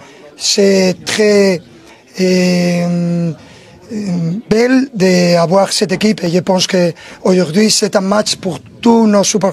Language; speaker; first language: French; non-native, learner; Spanish